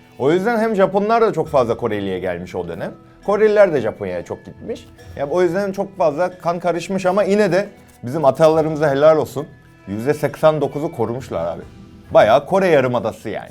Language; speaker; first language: Turkish; non-native, fluent; Korean